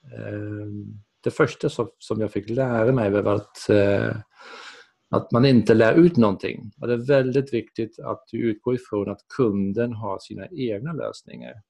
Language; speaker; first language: Swedish; non-native, fluent; Dutch